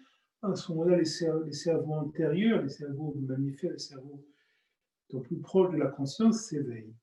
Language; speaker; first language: French; native; French